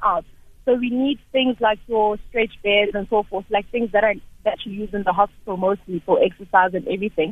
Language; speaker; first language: English; non-native, local second language; Zulu